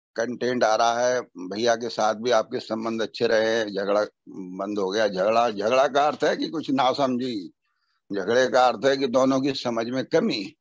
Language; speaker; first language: Hindi; native; Hindi